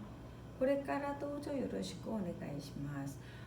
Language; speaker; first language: Japanese; non-native, fluent; Korean